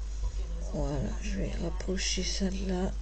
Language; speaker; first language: French; native; French